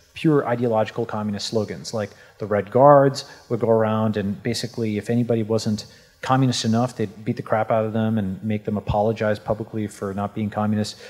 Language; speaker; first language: English; native; English